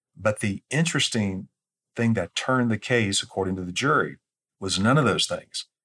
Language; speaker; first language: English; native; English